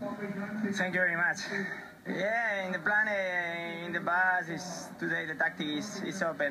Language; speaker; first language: English; non-native, learner; Spanish